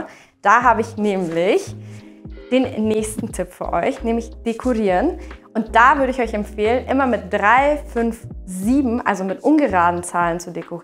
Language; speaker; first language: German; native; German